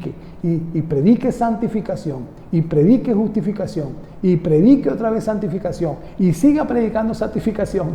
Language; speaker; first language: Spanish; native; Spanish